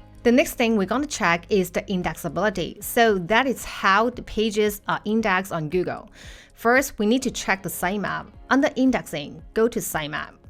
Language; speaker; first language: English; non-native, fluent; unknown